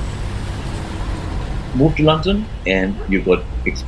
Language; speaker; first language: English; non-native, local second language; Urdu